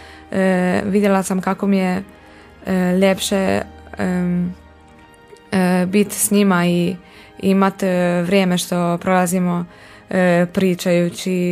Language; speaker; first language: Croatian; non-native, local second language; Hungarian